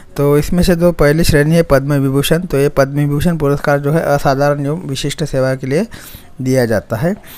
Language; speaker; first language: Hindi; non-native, local second language; Marathi